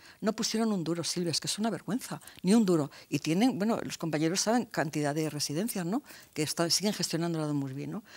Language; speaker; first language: Spanish; native; Spanish